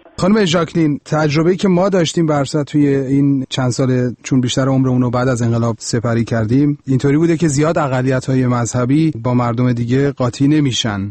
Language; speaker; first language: Persian; native; Persian